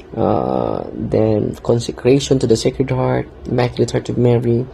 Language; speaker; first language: English; non-native, local second language; Filipino